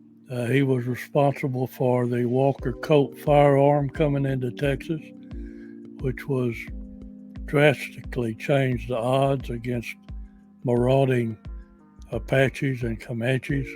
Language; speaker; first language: English; native; English